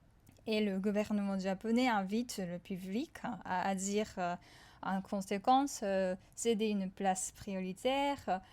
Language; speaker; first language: French; non-native, fluent; Japanese